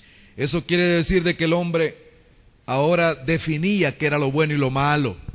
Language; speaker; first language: Spanish; native; Spanish